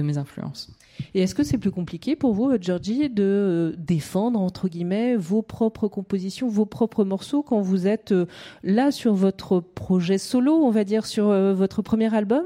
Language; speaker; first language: French; native; French